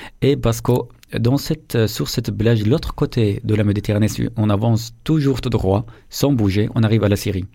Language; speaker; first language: French; non-native, fluent; Arabic